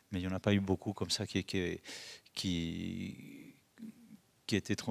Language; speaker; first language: French; early bilingual, other home language; Spanish